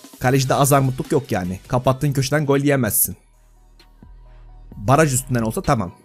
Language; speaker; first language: Turkish; native; Turkish